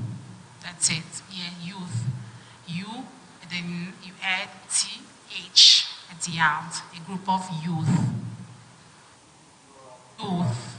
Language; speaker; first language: English; non-native, fluent; French